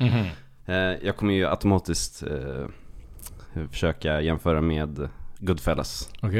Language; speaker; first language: Swedish; native; Swedish